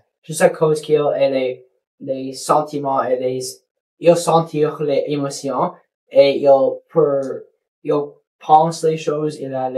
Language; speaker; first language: French; non-native, local second language; English